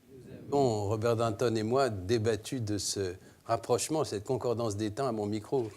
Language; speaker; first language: French; native; French